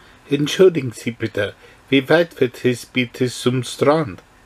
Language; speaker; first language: German; non-native, learner; English